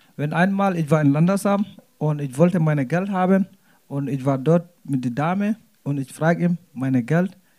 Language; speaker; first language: German; non-native, learner; Wolof